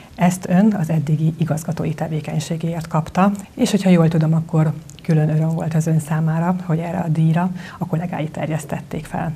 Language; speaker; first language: Hungarian; native; Hungarian